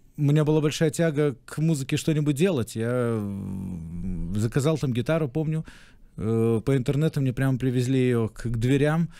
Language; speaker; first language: Russian; native; Russian